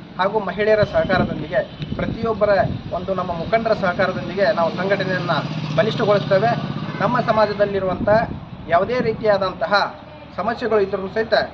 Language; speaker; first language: Kannada; non-native, local second language; Urdu